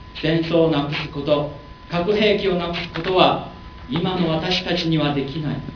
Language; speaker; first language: Japanese; non-native, learner; Chinese